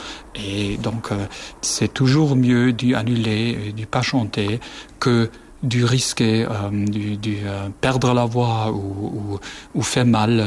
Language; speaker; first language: French; non-native, fluent; German